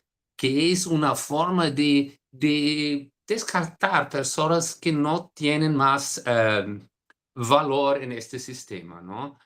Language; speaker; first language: Spanish; non-native, fluent; Portuguese